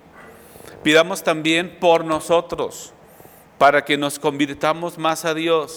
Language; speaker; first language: Spanish; native; Spanish